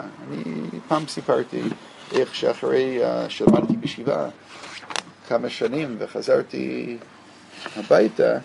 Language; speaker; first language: Hebrew; non-native, fluent; English